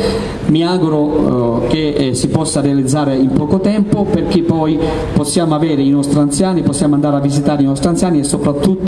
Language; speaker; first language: Italian; native; Italian